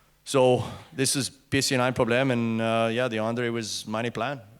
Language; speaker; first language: German; non-native, learner; English